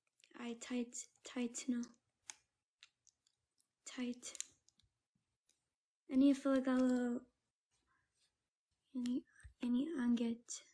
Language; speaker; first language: Amharic; non-native, learner; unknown